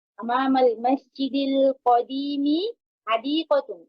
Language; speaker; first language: Arabic; non-native, learner; Bangla